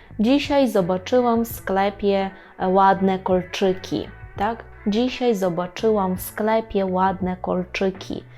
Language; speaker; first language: Polish; non-native, fluent; Ukrainian